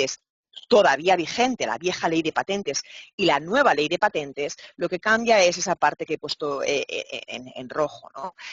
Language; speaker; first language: Spanish; native; Spanish